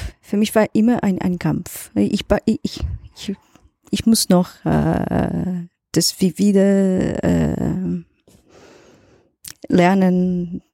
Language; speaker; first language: German; non-native, learner; Portuguese